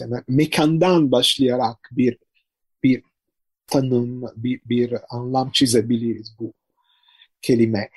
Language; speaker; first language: Turkish; non-native, fluent; Italian